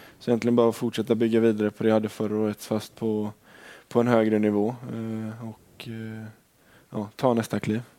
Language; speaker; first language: Swedish; native; Swedish